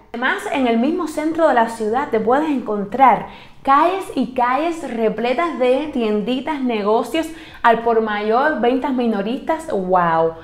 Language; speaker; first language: Spanish; native; Spanish